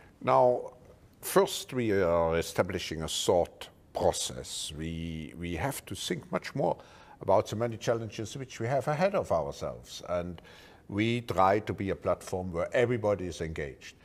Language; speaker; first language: English; non-native, fluent; German